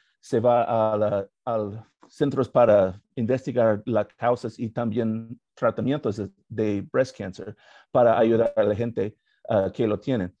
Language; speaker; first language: Spanish; non-native, learner; English